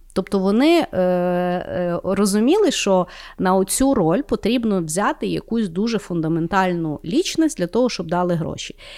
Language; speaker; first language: Ukrainian; native; Ukrainian